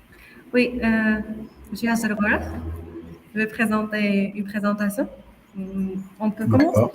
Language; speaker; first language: French; non-native, local second language; Arabic